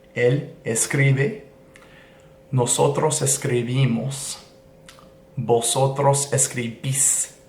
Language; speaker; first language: Spanish; non-native, learner; English